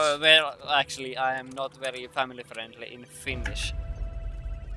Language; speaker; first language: English; non-native, fluent; Finnish